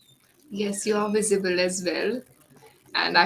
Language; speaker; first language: English; non-native, local second language; Hindi